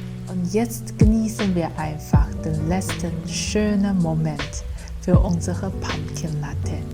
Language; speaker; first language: German; non-native, fluent; Chinese